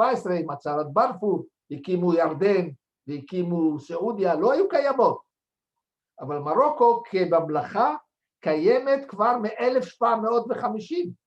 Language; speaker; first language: Hebrew; non-native, fluent; French